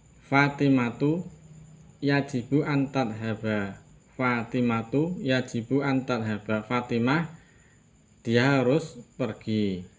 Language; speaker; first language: Arabic; non-native, fluent; Indonesian